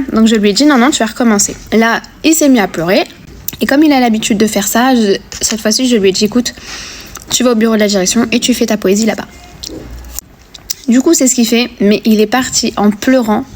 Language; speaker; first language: French; native; French